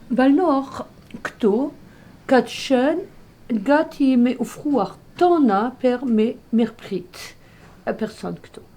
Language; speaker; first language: Albanian; non-native, learner; French